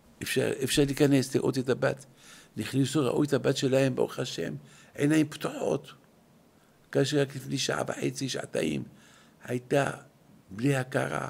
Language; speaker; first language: Hebrew; non-native, fluent; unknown